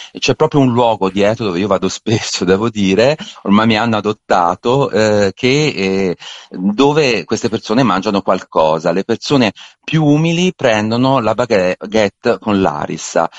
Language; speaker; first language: Italian; native; Italian